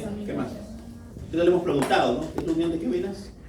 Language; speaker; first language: Spanish; native; Spanish